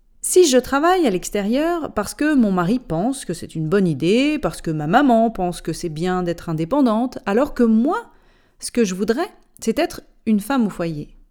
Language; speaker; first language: French; native; French